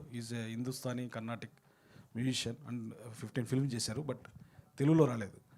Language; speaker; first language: Telugu; native; Telugu